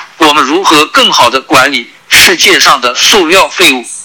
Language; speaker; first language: Chinese; native; Chinese